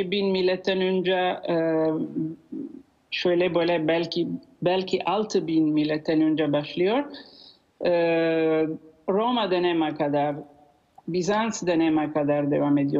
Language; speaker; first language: Turkish; non-native, learner; Italian